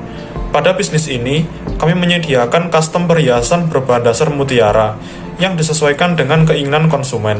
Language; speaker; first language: Indonesian; native; Indonesian